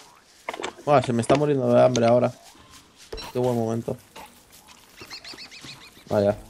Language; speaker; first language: Spanish; native; Spanish